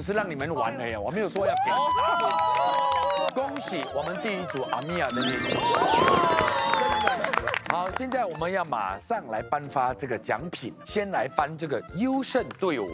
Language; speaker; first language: Chinese; native; Chinese